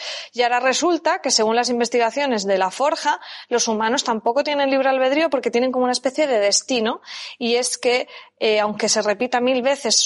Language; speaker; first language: Spanish; native; Spanish